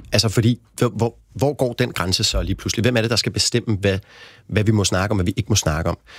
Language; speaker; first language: Danish; native; Danish